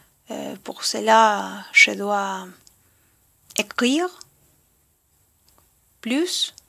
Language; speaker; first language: French; non-native, learner; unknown